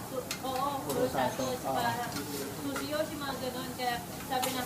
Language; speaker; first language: Filipino; non-native, local second language; Iloko